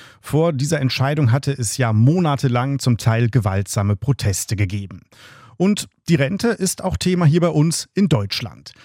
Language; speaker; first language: German; native; German